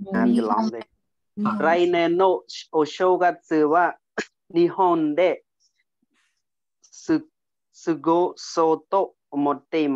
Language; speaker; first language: Japanese; non-native, learner; Khmer